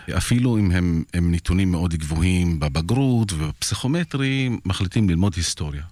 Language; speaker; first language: Hebrew; non-native, local second language; Arabic